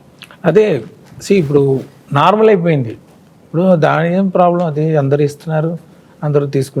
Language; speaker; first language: Telugu; non-native, local second language; Tamil